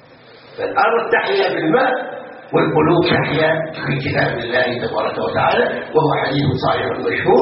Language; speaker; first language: Arabic; native; Arabic